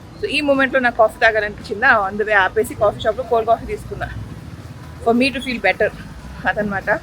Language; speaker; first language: Telugu; non-native, local second language; Urdu